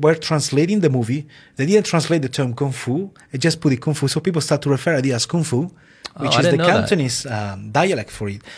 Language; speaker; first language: English; non-native, fluent; Italian